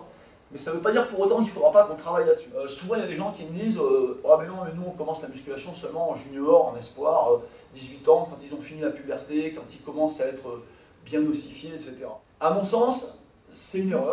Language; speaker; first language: French; native; French